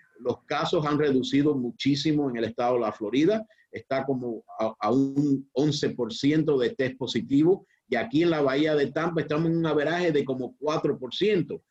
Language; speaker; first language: Spanish; early bilingual, heritage; Spanish